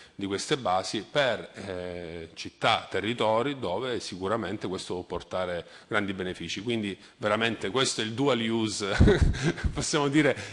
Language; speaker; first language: Italian; native; Italian